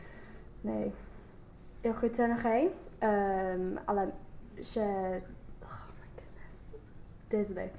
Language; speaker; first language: French; non-native, learner; English